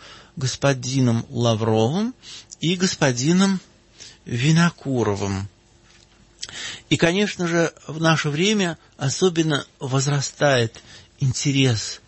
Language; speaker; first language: Russian; native; Russian